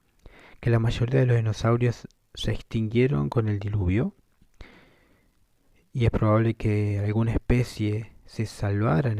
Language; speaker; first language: Spanish; native; Spanish